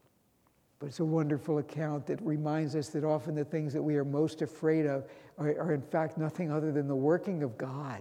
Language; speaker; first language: English; native; English